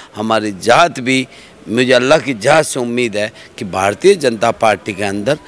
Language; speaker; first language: Hindi; native; Hindi